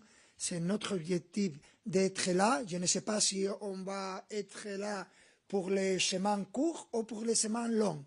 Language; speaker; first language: French; non-native, learner; Spanish